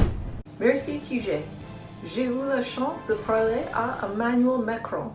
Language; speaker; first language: French; non-native, learner; English